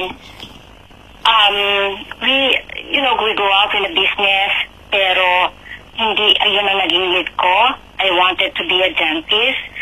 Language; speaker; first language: Filipino; native; Filipino